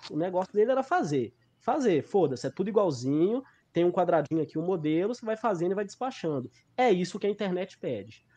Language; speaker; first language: Portuguese; native; Portuguese